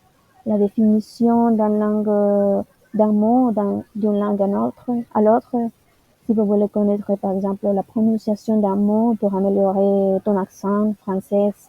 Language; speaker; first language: French; non-native, learner; Spanish